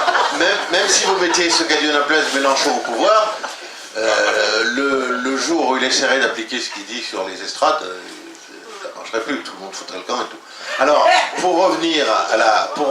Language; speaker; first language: French; native; French